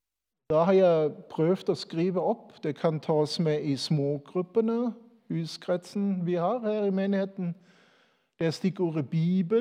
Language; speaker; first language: Norwegian; non-native, fluent; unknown